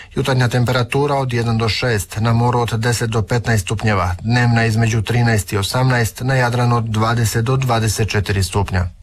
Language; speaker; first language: Croatian; native; Croatian